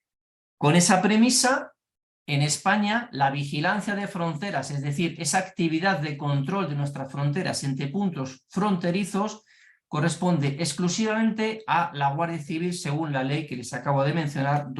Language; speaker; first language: Spanish; native; Spanish